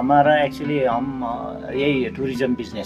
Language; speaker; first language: Hindi; non-native, local second language; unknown